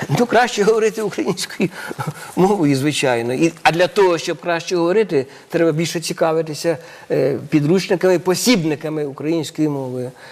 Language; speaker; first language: Ukrainian; native; Ukrainian